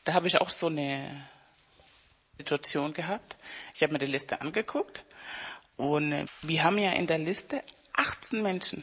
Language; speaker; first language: German; non-native, fluent; Spanish